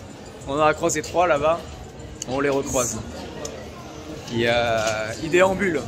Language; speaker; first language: French; native; French